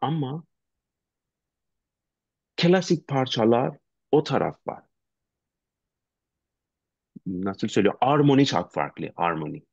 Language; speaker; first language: Turkish; non-native, learner; Persian